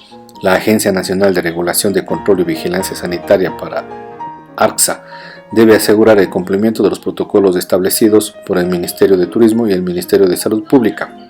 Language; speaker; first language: Spanish; native; Spanish